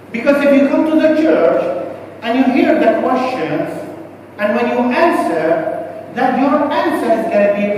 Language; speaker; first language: English; non-native, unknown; Arabic